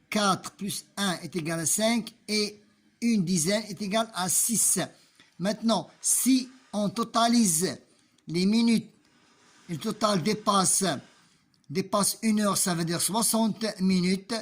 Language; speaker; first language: French; non-native, local second language; Arabic